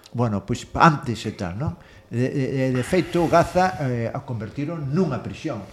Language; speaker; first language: Galician; non-native, local second language; Spanish